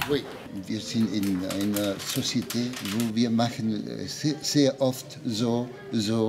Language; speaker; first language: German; non-native, learner; French